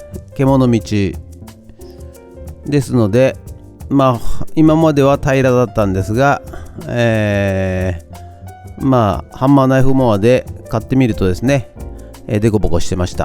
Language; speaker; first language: Japanese; native; Japanese